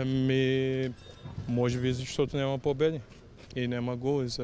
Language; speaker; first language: Bulgarian; non-native, fluent; Portuguese